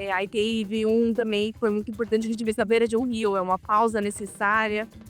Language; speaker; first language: Portuguese; native; Portuguese